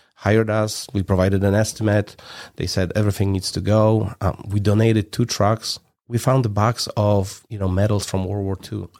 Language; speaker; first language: English; non-native, fluent; Polish